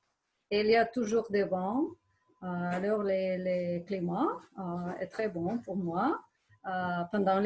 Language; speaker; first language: French; non-native, learner; Ukrainian